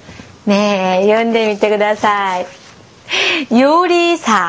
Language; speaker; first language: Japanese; non-native, fluent; Korean